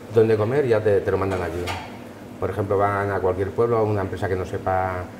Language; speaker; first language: Spanish; native; Spanish